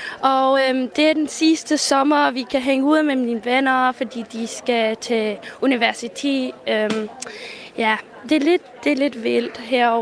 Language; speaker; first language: Danish; early bilingual, heritage; English